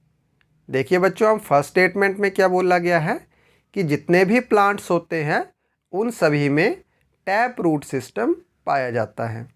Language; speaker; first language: Hindi; native; Hindi